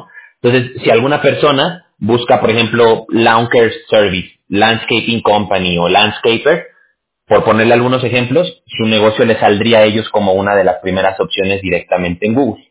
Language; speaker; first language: Spanish; native; Spanish